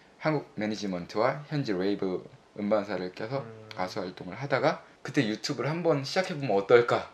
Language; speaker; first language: Korean; native; Korean